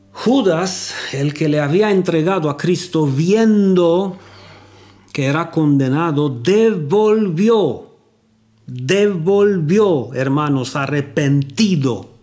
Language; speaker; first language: Spanish; non-native, fluent; Romanian